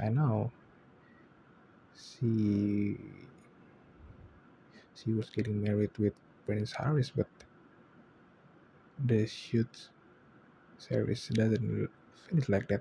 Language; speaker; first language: English; non-native, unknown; Indonesian